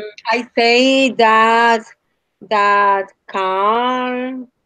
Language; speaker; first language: English; non-native, learner; Spanish